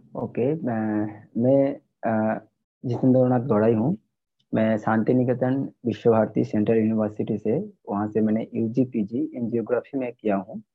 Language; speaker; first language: Hindi; non-native, local second language; Bangla